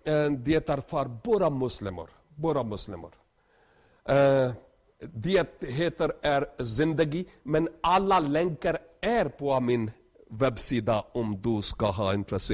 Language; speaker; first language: Swedish; non-native, learner; Urdu